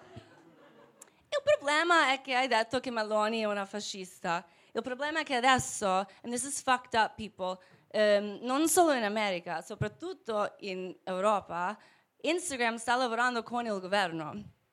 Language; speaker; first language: Italian; native; Italian